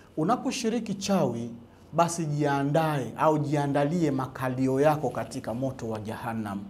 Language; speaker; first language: Swahili; native; Swahili